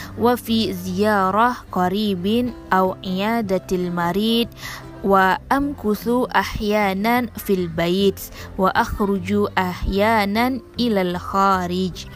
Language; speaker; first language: Arabic; non-native, learner; Indonesian